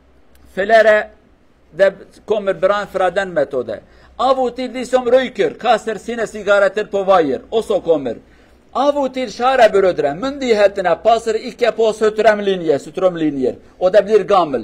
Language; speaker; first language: Norwegian; non-native, learner; Kurdish